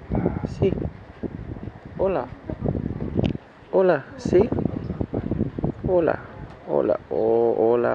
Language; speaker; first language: Spanish; non-native, learner; English